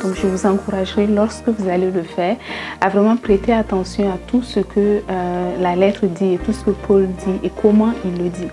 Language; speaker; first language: French; native; French